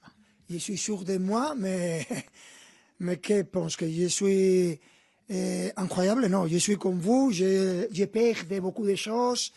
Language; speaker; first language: French; non-native, fluent; Spanish